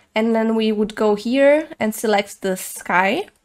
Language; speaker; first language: English; non-native, fluent; Portuguese